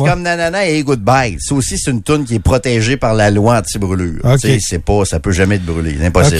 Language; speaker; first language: French; native; French